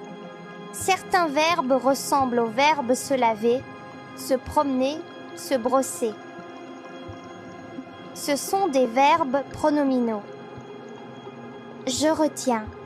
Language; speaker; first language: French; non-native, local second language; Arabic